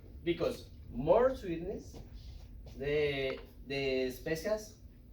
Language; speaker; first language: English; non-native, learner; Spanish